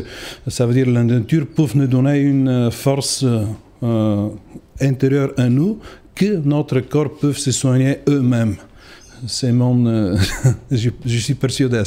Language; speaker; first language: French; non-native, fluent; Bulgarian